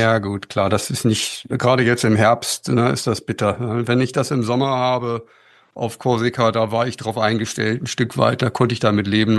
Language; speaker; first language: German; native; German